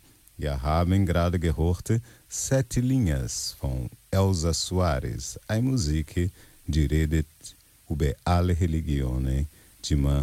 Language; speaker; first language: German; non-native, learner; Portuguese